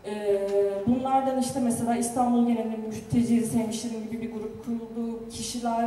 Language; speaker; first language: Turkish; native; Turkish